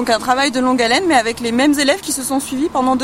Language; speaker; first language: French; native; French